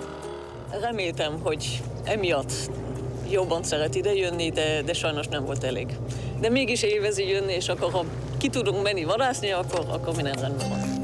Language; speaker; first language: Hungarian; early bilingual, heritage; German